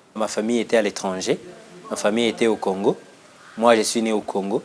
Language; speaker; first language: French; non-native, local second language; Kinyarwanda